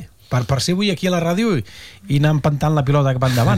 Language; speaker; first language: Catalan; native; Catalan